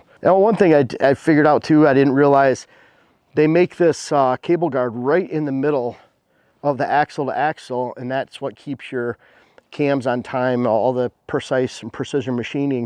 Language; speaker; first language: English; native; English